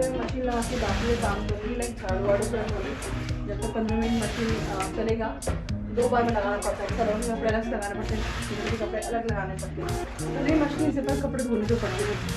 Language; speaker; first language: Hindi; native; Hindi